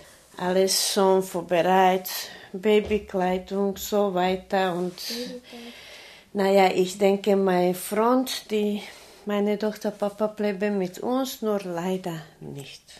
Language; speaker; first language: German; non-native, learner; Slovak